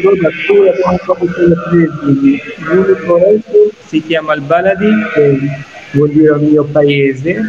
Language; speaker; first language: Italian; non-native, fluent; Arabic